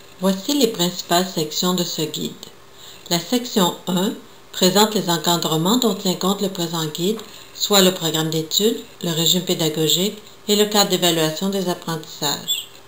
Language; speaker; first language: French; native; French